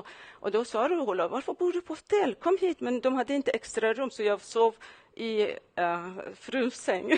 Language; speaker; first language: Swedish; non-native, fluent; Persian